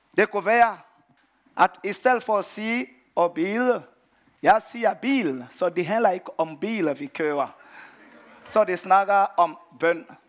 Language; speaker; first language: Danish; non-native, fluent; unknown